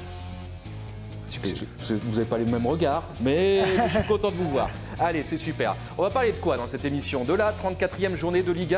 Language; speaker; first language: French; native; French